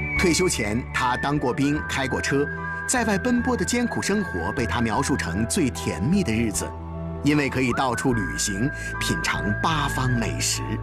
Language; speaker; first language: Chinese; native; Chinese